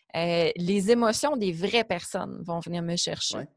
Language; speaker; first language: French; native; French